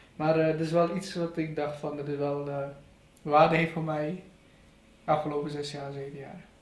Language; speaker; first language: Dutch; early bilingual, other home language; Persian